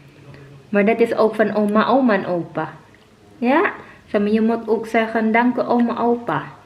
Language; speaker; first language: Dutch; non-native, learner; Filipino